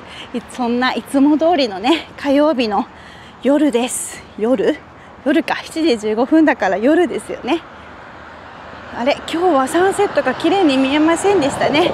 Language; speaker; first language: Japanese; native; Japanese